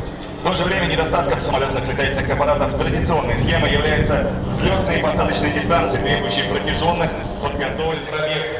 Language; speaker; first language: Russian; native; Russian